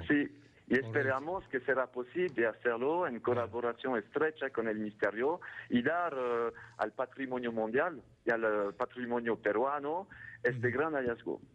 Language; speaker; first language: Spanish; non-native, fluent; French